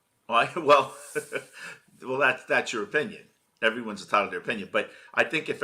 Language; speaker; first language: English; native; English